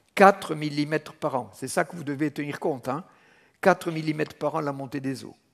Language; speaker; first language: French; native; French